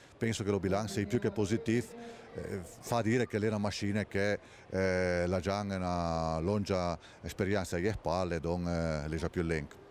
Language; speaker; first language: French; non-native, local second language; Italian